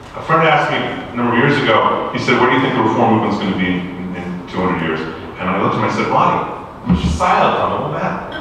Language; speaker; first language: English; native; English